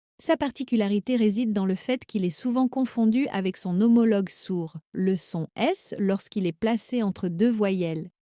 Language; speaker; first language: French; native; French